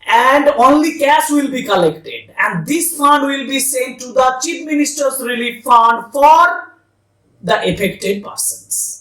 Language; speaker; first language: English; non-native, local second language; Bangla